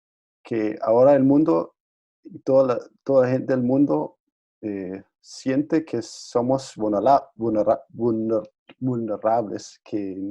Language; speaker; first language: Spanish; non-native, fluent; Danish